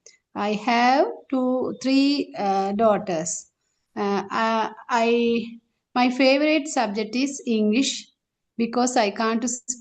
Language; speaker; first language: English; non-native, learner; Tamil